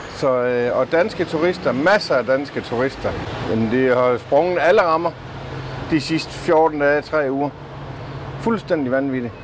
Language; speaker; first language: Danish; native; Danish